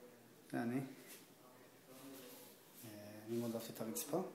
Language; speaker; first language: Hebrew; native; Hebrew